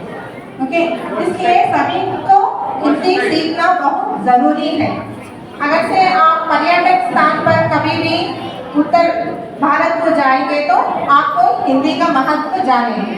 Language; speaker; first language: Hindi; non-native, local second language; Telugu